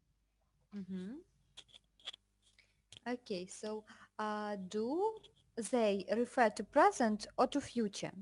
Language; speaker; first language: English; non-native, fluent; Russian